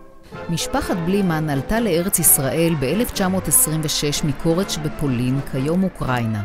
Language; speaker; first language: Hebrew; native; Hebrew